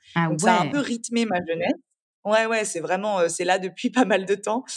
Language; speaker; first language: French; native; French